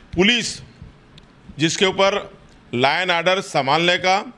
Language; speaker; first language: Hindi; native; Hindi